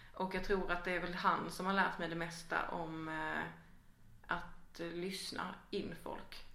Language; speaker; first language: Swedish; native; Swedish